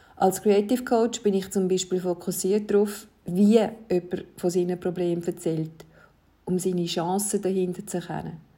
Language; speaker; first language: German; early bilingual, other home language; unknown